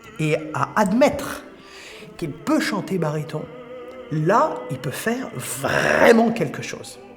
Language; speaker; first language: French; native; French